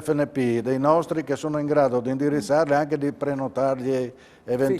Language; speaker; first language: Italian; native; Italian